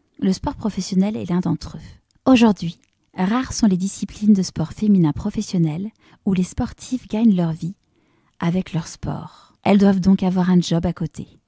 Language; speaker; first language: French; native; French